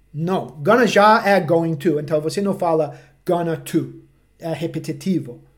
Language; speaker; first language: Portuguese; non-native, fluent; English